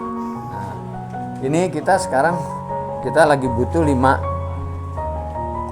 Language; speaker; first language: Indonesian; native; Indonesian